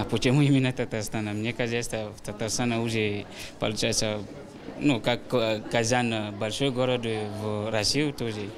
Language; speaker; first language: Russian; non-native, learner; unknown